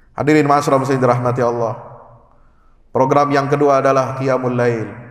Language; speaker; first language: Malay; native; Malay